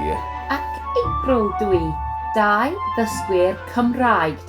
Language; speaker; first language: Welsh; non-native, learner; English